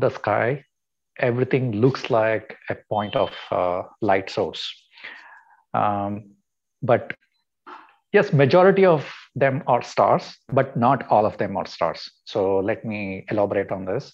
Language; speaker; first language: English; non-native, local second language; Kannada